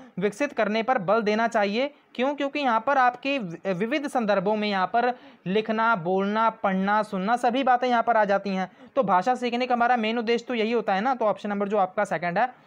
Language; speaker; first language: Hindi; non-native, local second language; Punjabi